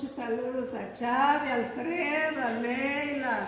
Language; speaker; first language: Spanish; native; Spanish